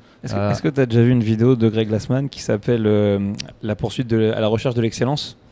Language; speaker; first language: French; native; French